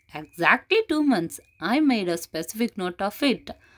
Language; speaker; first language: English; non-native, local second language; Tamil